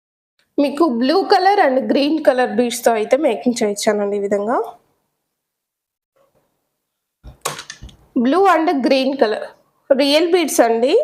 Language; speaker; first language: Telugu; native; Telugu